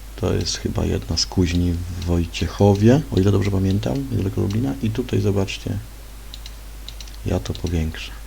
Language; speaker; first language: Polish; native; Polish